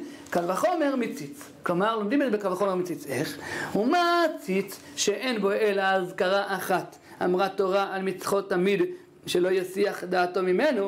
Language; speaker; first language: Hebrew; native; Hebrew